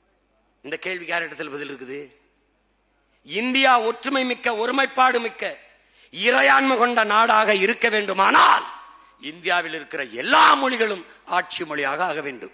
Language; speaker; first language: Tamil; native; Tamil